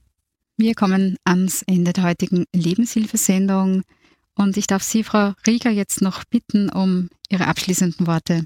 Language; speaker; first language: German; native; German